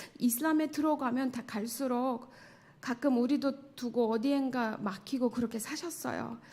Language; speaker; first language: Korean; non-native, fluent; Tajik